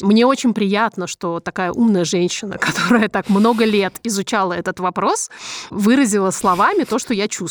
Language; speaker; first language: Russian; native; Russian